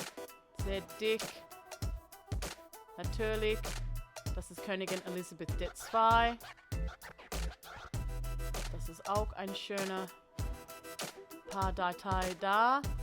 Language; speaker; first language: German; non-native, learner; English